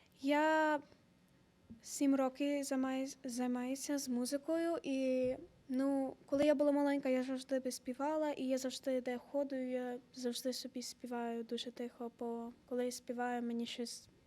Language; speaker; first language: Ukrainian; early bilingual, heritage; Ukrainian